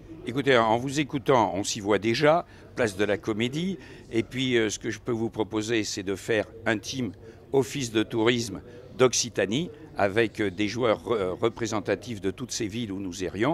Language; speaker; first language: French; native; French